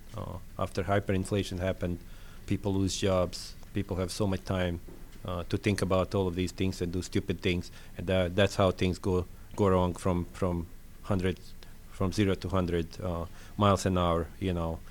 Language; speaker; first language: English; non-native, fluent; French